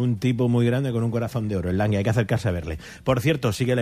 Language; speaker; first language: Spanish; native; Spanish